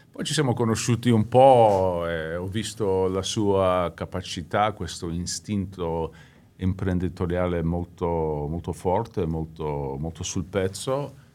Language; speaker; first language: Italian; early bilingual, heritage; English